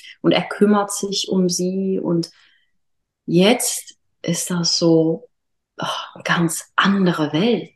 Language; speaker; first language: German; early bilingual, other home language; Arabic